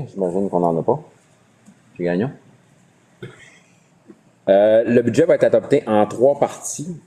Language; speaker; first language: French; native; French